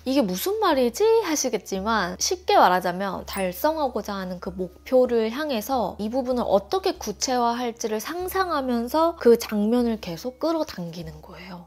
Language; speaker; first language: Korean; native; Korean